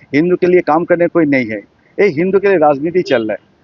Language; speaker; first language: Hindi; non-native, local second language; Bangla